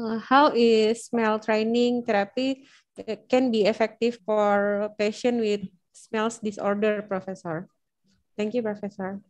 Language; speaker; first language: English; non-native, learner; Indonesian